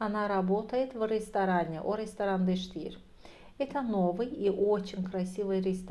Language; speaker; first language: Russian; non-native, fluent; Azerbaijani